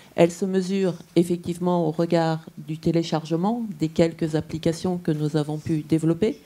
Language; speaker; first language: French; native; French